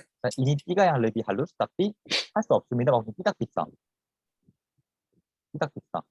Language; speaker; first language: Indonesian; non-native, fluent; Korean